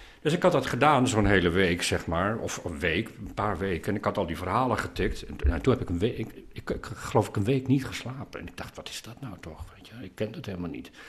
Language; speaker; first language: Dutch; native; Dutch